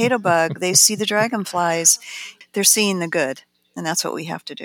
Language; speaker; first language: English; native; English